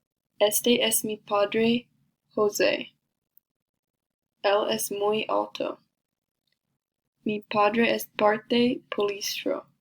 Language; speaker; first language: Spanish; non-native, learner; English